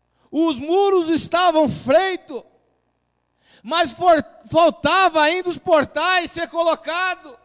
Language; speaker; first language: Portuguese; native; Portuguese